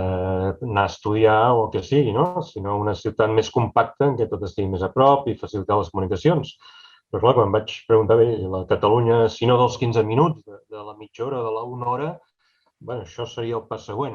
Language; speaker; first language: Catalan; native; Catalan